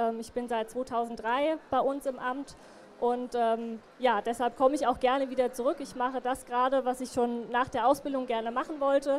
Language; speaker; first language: German; native; German